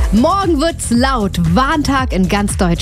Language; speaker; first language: German; native; German